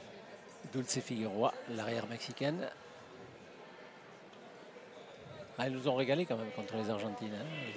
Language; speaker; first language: French; native; French